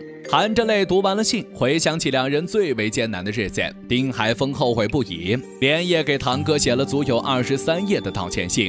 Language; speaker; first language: Chinese; native; Chinese